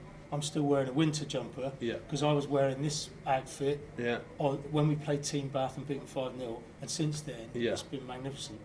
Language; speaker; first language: English; native; English